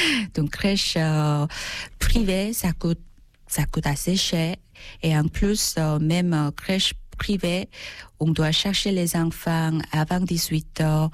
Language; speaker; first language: French; non-native, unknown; Korean